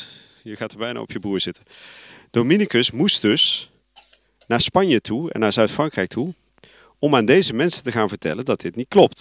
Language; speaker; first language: Dutch; native; Dutch